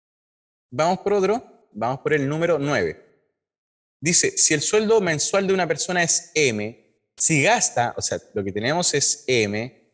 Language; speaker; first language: Spanish; native; Spanish